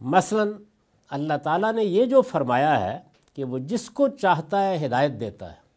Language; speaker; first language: Urdu; non-native, local second language; Punjabi